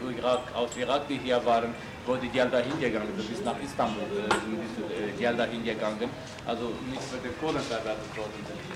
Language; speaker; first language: German; non-native, learner; Turkish